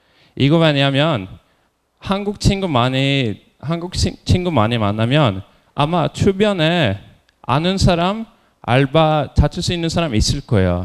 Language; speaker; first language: Korean; non-native, fluent; Norwegian